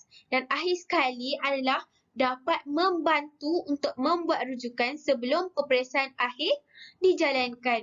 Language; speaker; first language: Malay; native; Malay